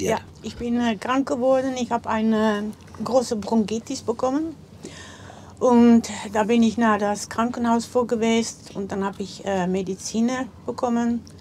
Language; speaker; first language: German; non-native, learner; Dutch